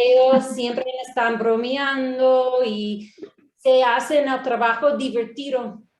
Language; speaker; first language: Spanish; non-native, learner; English